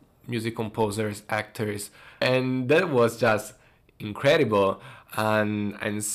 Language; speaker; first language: English; non-native, fluent; Italian